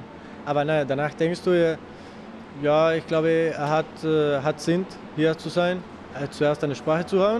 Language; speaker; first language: German; non-native, learner; Spanish